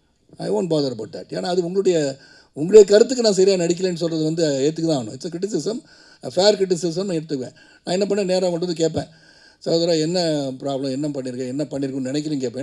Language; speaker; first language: Tamil; native; Tamil